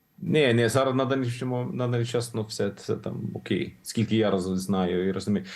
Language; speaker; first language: Ukrainian; non-native, learner; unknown